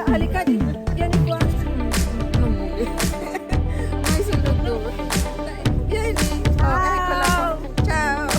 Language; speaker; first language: Italian; non-native, learner; Filipino